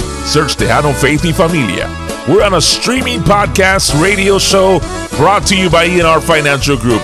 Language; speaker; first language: English; early bilingual, other home language; Spanish